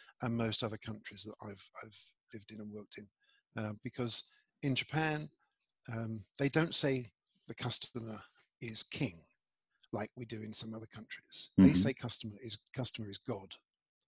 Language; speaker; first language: English; native; English